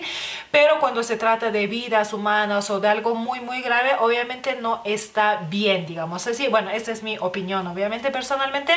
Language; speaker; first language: Spanish; non-native, fluent; Lithuanian